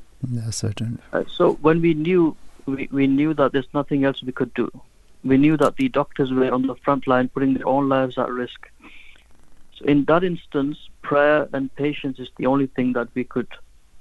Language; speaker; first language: English; non-native, local second language; Urdu